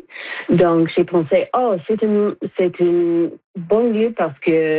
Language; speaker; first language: French; non-native, local second language; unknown